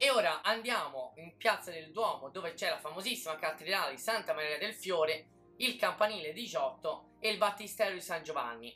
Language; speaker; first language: Italian; native; Italian